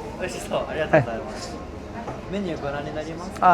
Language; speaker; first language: Japanese; native; Japanese